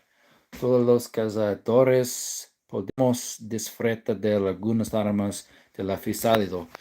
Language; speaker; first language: Spanish; non-native, learner; English